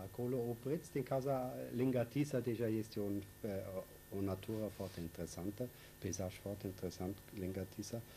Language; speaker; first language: Romanian; non-native, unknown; German